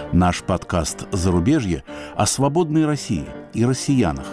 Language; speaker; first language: Russian; native; Russian